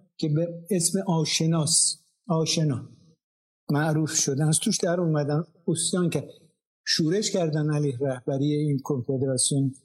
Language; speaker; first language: Persian; non-native, local second language; Azerbaijani